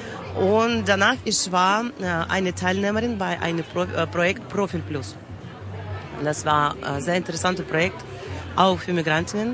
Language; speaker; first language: German; non-native, learner; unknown